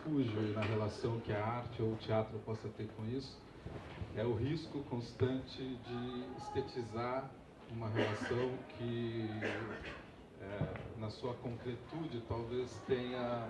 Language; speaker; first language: Portuguese; native; Portuguese